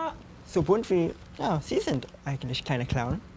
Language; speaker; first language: German; non-native, fluent; English